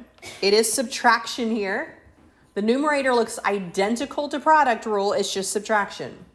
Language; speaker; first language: English; native; English